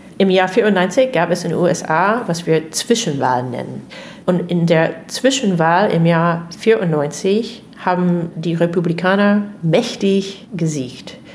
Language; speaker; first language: German; non-native, fluent; English